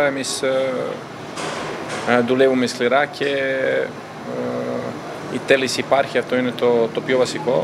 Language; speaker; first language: Greek; non-native, fluent; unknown